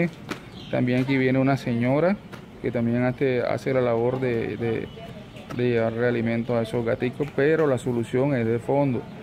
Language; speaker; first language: Spanish; native; Spanish